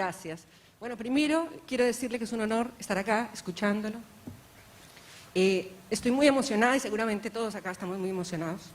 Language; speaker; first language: Spanish; native; Spanish